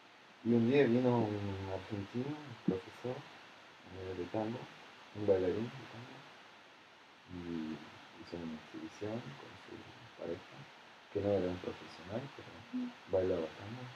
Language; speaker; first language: Spanish; non-native, fluent; Russian